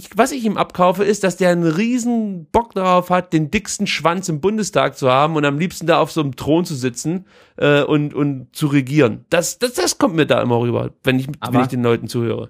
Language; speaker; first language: German; native; German